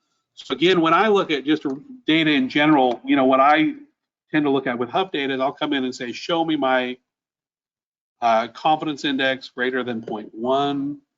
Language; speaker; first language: English; native; English